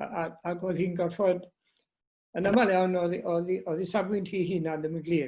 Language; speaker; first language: Welsh; native; Welsh